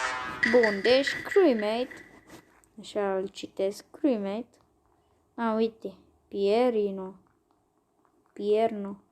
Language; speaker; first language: Romanian; native; Romanian